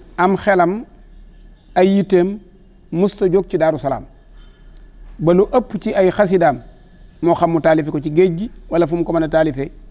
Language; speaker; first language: Wolof; native; Wolof